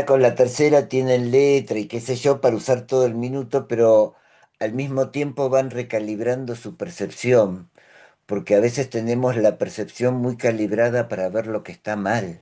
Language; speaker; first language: Spanish; native; Spanish